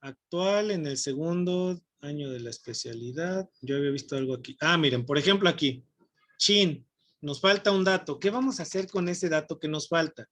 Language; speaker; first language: Spanish; native; Spanish